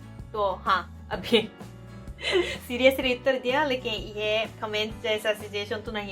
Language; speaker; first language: Hindi; non-native, fluent; Japanese